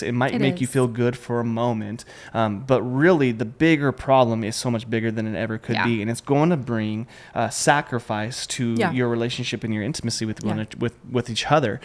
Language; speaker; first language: English; native; English